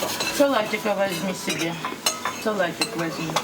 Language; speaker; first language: Russian; native; Russian